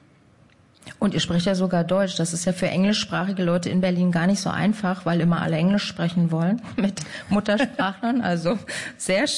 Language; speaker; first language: German; native; German